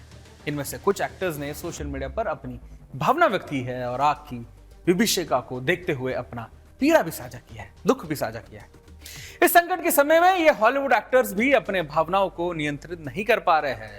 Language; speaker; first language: Hindi; native; Hindi